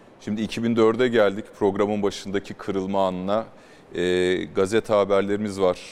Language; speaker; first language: Turkish; native; Turkish